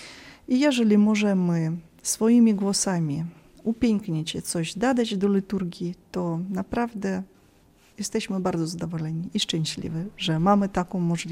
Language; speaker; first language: Polish; early bilingual, heritage; Polish